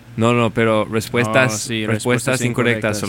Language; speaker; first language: Spanish; non-native, learner; English